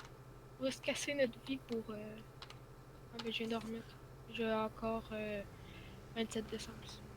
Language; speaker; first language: French; native; French